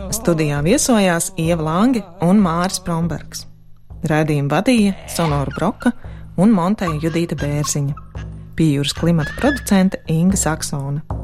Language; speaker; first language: Latvian; native; Latvian